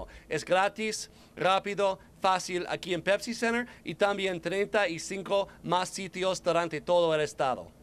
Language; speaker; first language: Spanish; non-native, learner; English